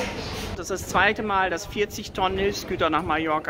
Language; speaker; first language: German; native; German